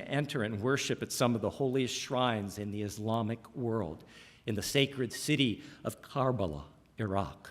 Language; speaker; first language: English; native; English